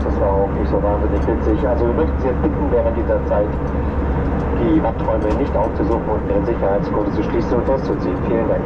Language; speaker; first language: German; native; German